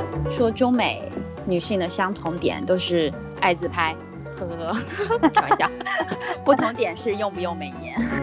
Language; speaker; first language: Chinese; native; Chinese